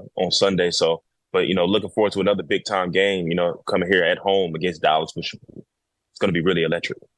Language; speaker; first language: English; native; English